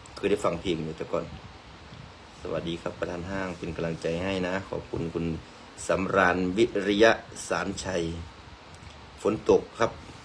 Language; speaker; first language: Thai; native; Thai